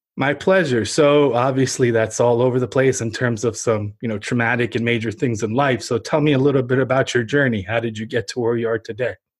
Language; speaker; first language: English; early bilingual, other home language; Ukrainian